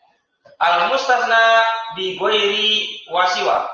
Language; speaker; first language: Arabic; non-native, fluent; Indonesian